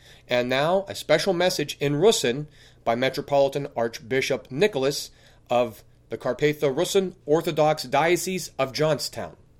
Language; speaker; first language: English; native; English